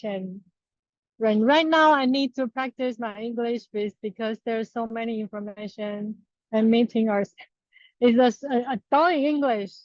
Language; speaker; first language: English; non-native, learner; Chinese